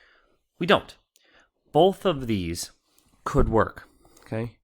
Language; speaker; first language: English; native; English